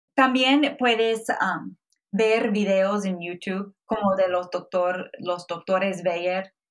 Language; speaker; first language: Spanish; non-native, fluent; English